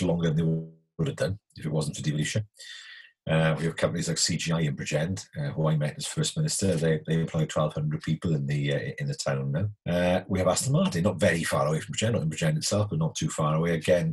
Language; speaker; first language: English; native; English